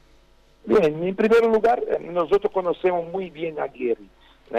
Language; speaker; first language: Spanish; non-native, fluent; Portuguese